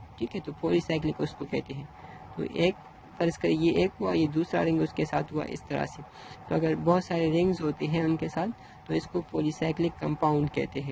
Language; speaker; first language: Urdu; non-native, local second language; Pashto